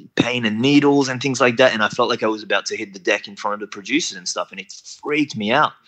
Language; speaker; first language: English; non-native, fluent; French